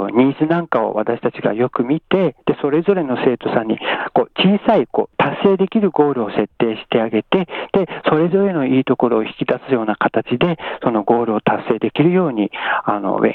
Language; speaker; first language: Japanese; native; Japanese